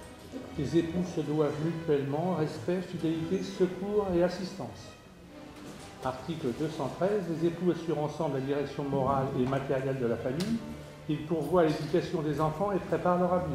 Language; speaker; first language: French; native; French